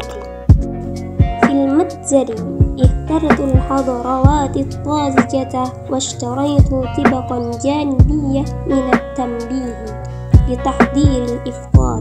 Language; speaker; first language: Arabic; non-native, learner; Indonesian